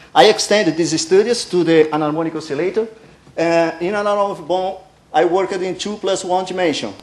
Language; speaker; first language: English; non-native, learner; Portuguese